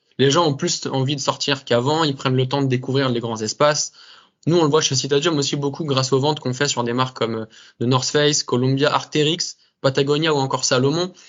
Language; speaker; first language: French; native; French